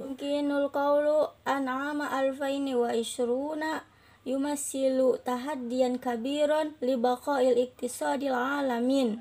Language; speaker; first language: Arabic; non-native, learner; Indonesian